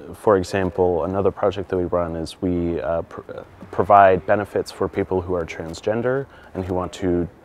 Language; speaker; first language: English; native; English